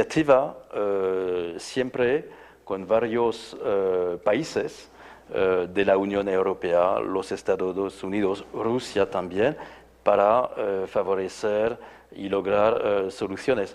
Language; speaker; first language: Spanish; non-native, fluent; French